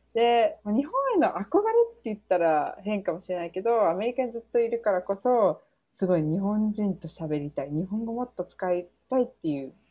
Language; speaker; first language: Japanese; early bilingual, heritage; Japanese